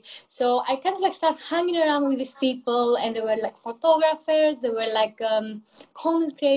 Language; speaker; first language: English; non-native, fluent; Greek